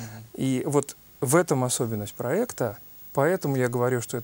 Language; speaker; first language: Russian; native; Russian